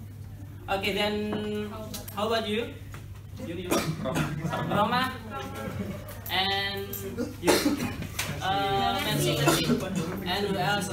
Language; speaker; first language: English; non-native, learner; Indonesian